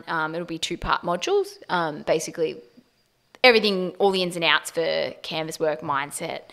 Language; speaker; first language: English; native; English